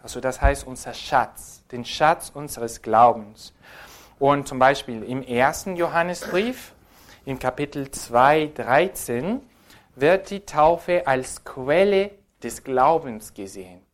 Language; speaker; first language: German; non-native, fluent; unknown